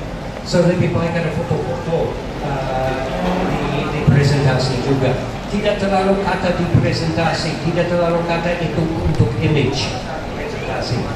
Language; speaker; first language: Indonesian; non-native, learner; English